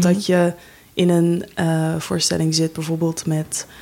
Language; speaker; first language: Dutch; native; Dutch